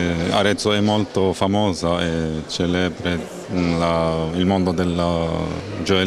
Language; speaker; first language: Italian; non-native, learner; Arabic